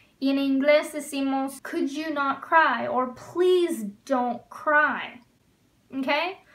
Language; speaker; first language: Spanish; non-native, fluent; English